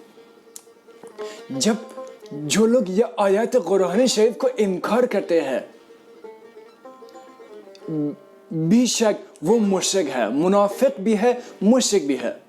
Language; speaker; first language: Urdu; non-native, fluent; Persian